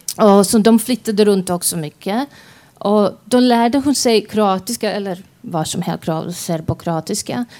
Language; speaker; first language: Swedish; non-native, fluent; Croatian